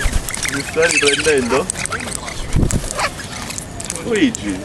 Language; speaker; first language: Italian; native; Italian